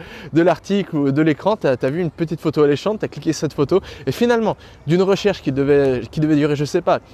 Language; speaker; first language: French; native; French